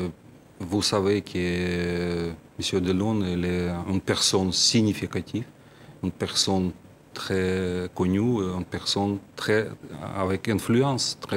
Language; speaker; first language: French; non-native, fluent; Ukrainian